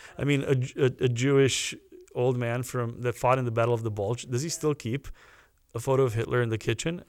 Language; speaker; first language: English; early bilingual, other home language; Romanian